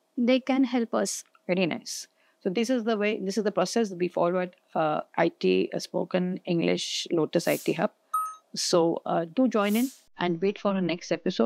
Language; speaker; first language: English; non-native, fluent; Hindi